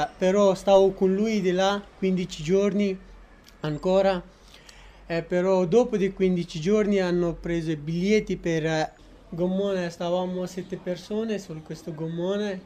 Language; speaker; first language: Italian; non-native, learner; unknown